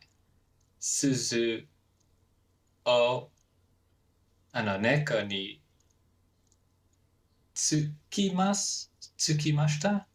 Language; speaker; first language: Japanese; non-native, learner; English